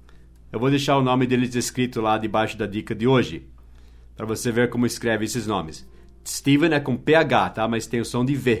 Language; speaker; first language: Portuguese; non-native, fluent; English